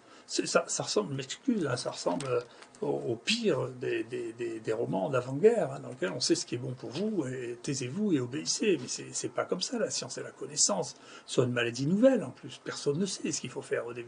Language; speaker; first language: French; native; French